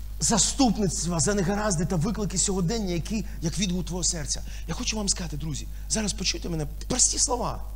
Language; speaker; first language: Ukrainian; non-native, local second language; Russian